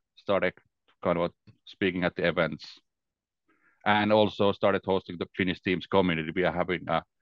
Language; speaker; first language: English; non-native, fluent; Finnish